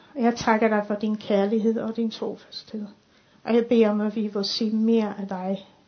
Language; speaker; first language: Danish; non-native, fluent; English